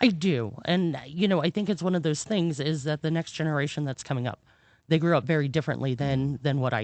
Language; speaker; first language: English; native; English